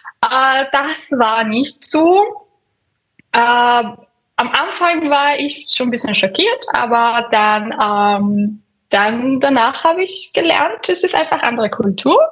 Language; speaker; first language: German; non-native, fluent; Persian